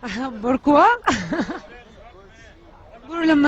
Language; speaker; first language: French; non-native, learner; Arabic